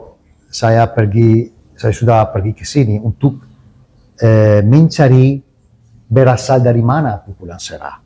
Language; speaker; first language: Indonesian; non-native, learner; Italian